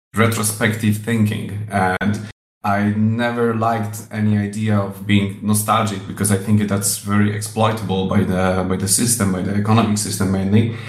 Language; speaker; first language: English; non-native, fluent; Polish